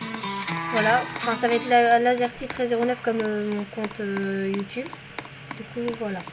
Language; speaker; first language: French; native; French